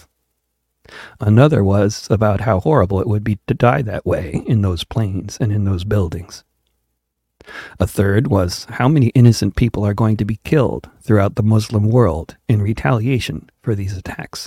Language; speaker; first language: English; native; English